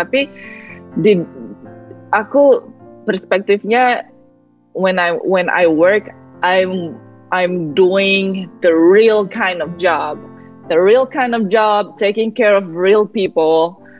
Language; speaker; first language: English; non-native, fluent; Indonesian